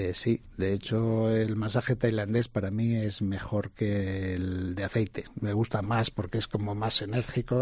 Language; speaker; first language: Spanish; native; Spanish